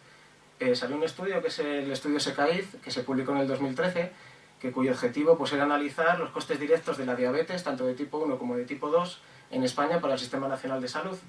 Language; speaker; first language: Spanish; native; Spanish